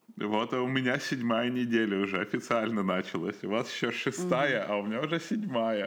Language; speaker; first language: Ukrainian; non-native, local second language; Russian